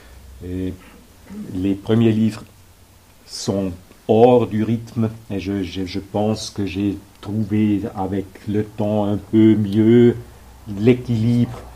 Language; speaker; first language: French; non-native, local second language; German